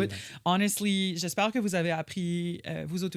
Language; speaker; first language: French; native; French